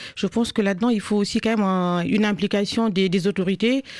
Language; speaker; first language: French; non-native, local second language; Wolof